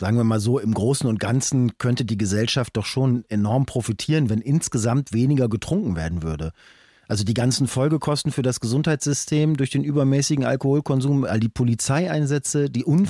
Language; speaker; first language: German; native; German